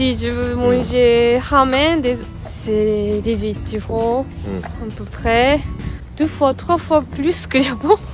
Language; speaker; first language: French; non-native, learner; Japanese